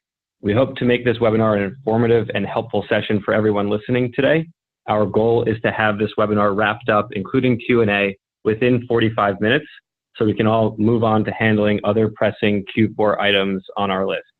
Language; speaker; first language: English; native; English